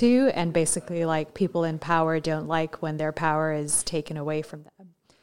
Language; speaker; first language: English; non-native, local second language; Cantonese